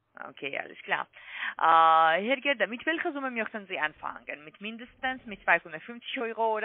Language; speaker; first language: German; non-native, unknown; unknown